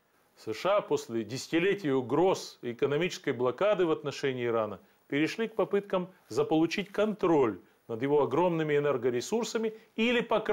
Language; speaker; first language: Russian; native; Russian